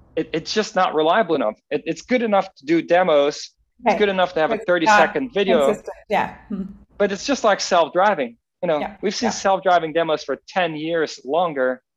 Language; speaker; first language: English; non-native, fluent; Dutch